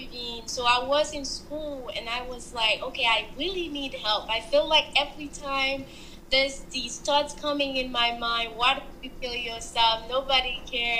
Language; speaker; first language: English; non-native, fluent; Haitian Creole